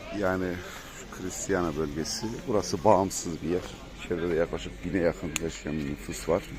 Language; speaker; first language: Turkish; native; Turkish